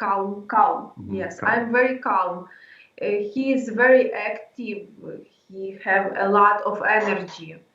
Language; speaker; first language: English; non-native, learner; Ukrainian